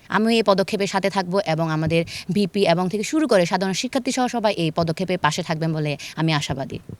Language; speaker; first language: Bangla; non-native, local second language; Chakma